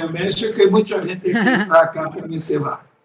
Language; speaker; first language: Spanish; non-native, learner; Portuguese